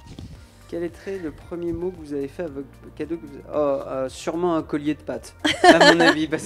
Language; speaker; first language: French; native; French